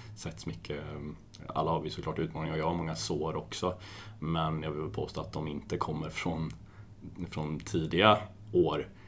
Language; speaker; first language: Swedish; native; Swedish